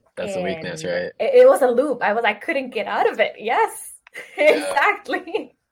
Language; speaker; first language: English; early bilingual, other home language; Spanish